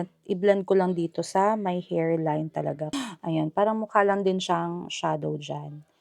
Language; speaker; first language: Filipino; non-native, local second language; Hiligaynon